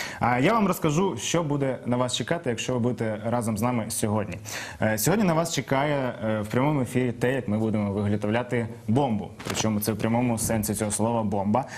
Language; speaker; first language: Ukrainian; native; Ukrainian